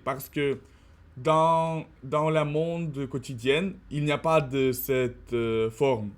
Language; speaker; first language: French; non-native, learner; Russian